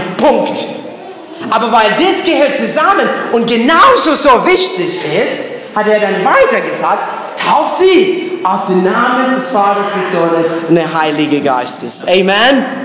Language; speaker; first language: German; non-native, fluent; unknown